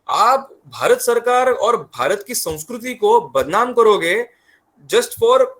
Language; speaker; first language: Hindi; non-native, local second language; Marathi